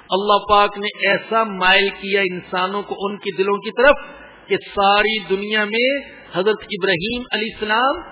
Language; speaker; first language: Urdu; non-native, local second language; Punjabi